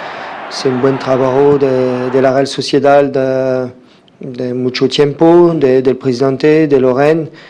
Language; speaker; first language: Spanish; non-native, fluent; French